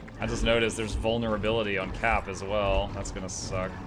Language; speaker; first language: English; native; English